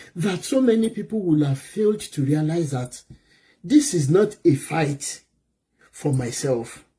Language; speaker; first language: English; non-native, local second language; Yoruba